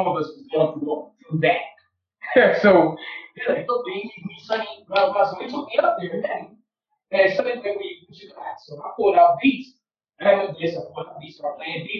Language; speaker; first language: English; native; English